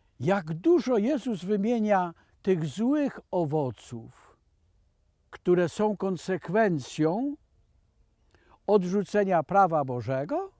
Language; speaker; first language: Polish; native; Polish